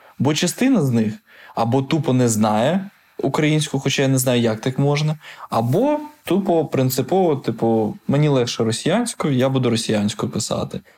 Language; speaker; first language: Ukrainian; non-native, local second language; Russian